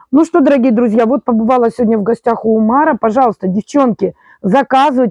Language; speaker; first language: Russian; native; Russian